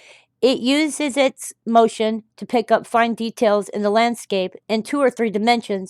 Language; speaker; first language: English; native; English